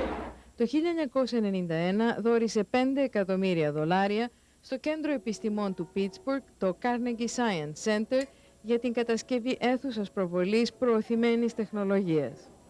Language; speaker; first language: Greek; native; Greek